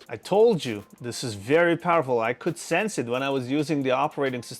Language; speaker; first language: English; non-native, fluent; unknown